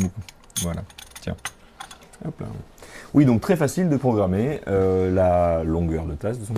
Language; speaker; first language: French; native; French